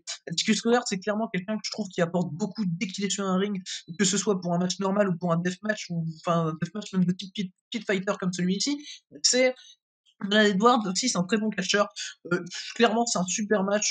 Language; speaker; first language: French; native; French